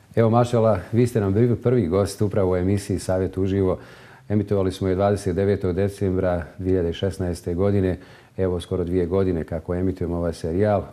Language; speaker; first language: Bosnian; native; Bosnian